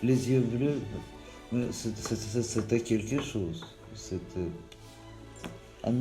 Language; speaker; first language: French; non-native, fluent; Russian